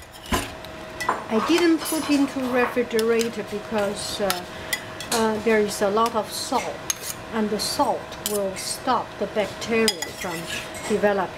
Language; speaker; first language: English; non-native, fluent; Chinese